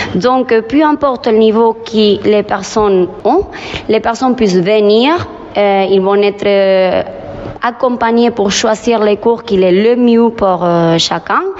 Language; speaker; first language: French; non-native, fluent; Spanish